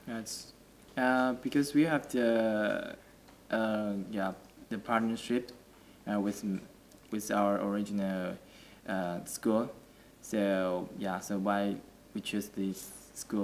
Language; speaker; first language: English; non-native, learner; Chinese